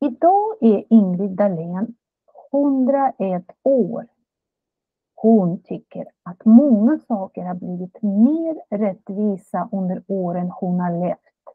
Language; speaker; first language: Swedish; non-native, fluent; Russian